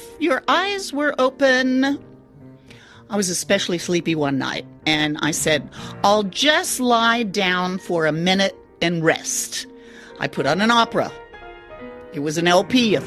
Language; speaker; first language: English; native; English